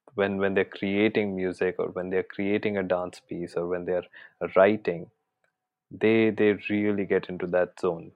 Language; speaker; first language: English; non-native, local second language; Hindi